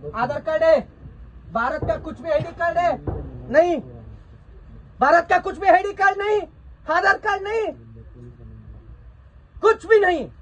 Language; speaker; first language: Hindi; non-native, local second language; Kannada